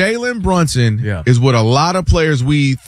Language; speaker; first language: English; native; English